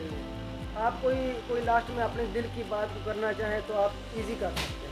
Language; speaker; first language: Hindi; native; Hindi